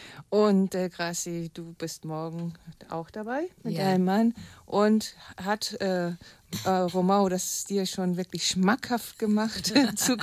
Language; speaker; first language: German; native; German